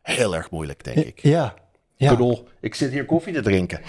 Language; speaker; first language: Dutch; non-native, fluent; English